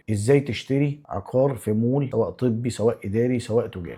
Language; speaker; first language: Arabic; native; Arabic